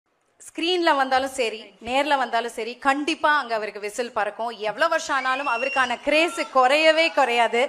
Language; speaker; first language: Tamil; native; Tamil